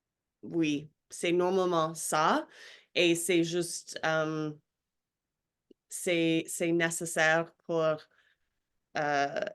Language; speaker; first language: French; non-native, learner; English